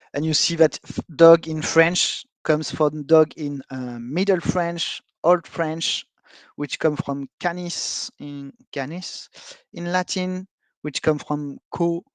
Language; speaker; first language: English; non-native, fluent; French